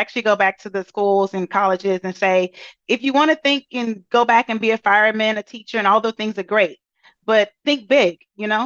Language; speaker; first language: English; native; English